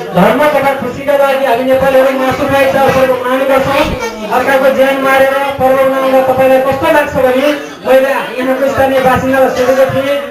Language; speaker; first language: Nepali; native; Nepali